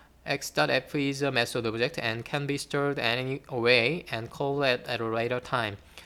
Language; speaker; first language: English; non-native, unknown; Korean